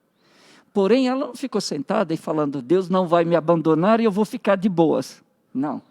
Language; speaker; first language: Portuguese; native; Portuguese